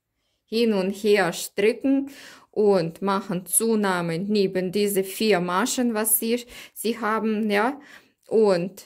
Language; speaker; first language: German; non-native, learner; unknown